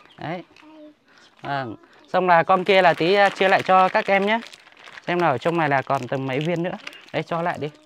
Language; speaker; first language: Vietnamese; non-native, local second language; Hmong